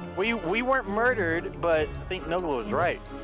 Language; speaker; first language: English; native; English